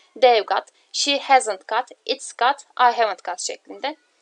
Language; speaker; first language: English; non-native, fluent; Turkish